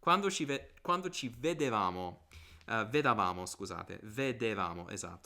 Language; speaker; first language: Italian; non-native, fluent; English